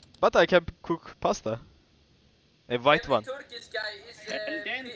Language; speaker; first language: English; non-native, learner; Turkish